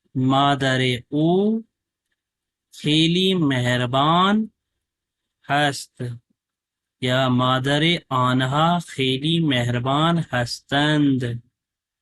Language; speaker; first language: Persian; non-native, fluent; Urdu